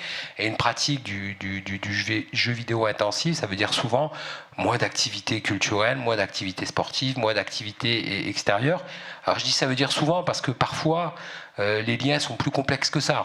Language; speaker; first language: French; native; French